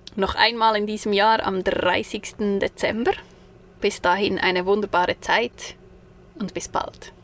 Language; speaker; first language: German; native; German